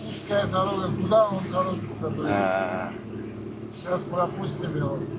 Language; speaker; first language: Russian; non-native, local second language; Uzbek